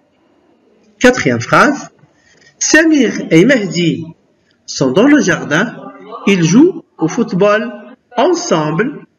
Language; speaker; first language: French; non-native, local second language; Arabic